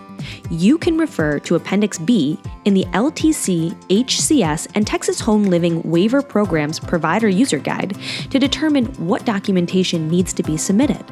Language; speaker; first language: English; native; English